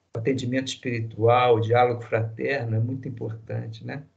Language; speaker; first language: Portuguese; native; Portuguese